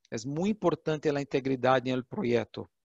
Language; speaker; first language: Portuguese; non-native, learner; Spanish